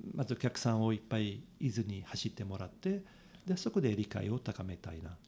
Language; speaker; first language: Japanese; non-native, fluent; Italian